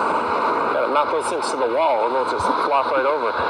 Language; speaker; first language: English; native; English